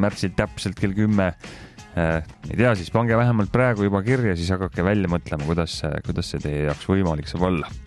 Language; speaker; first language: Estonian; native; Estonian